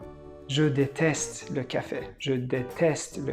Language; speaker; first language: French; non-native, fluent; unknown